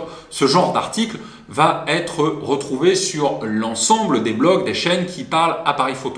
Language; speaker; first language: French; native; French